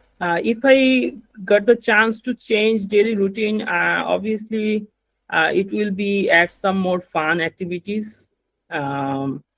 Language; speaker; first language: English; non-native, learner; Bangla